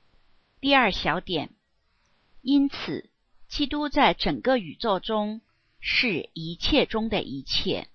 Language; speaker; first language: Chinese; native; Chinese